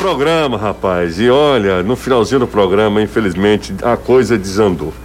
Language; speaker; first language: Portuguese; native; Portuguese